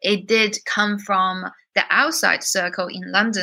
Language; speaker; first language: English; non-native, fluent; Chinese